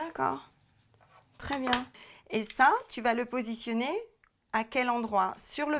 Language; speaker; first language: French; native; French